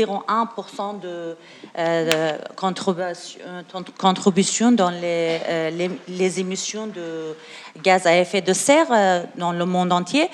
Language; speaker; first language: French; non-native, learner; Persian